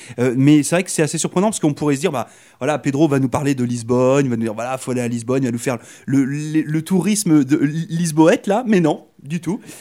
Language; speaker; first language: French; native; French